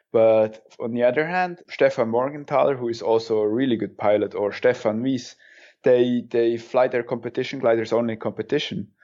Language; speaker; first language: English; non-native, fluent; German